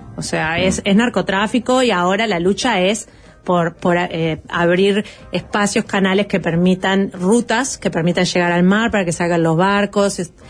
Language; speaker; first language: Spanish; native; Spanish